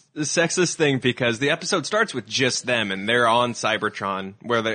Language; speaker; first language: English; native; English